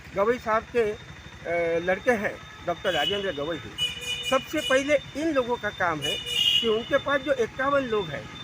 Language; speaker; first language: Hindi; non-native, local second language; Marathi